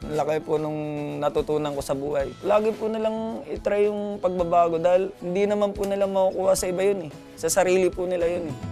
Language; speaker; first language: Filipino; native; Filipino